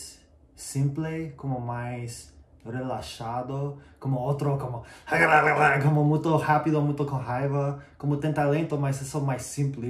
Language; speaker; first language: Portuguese; non-native, learner; English